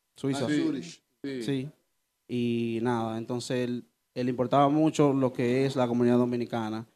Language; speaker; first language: Spanish; early bilingual, heritage; Spanish